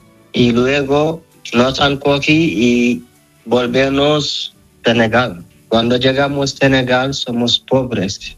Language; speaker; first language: Spanish; non-native, learner; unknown